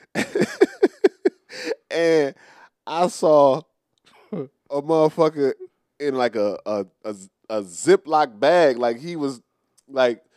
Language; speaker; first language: English; native; English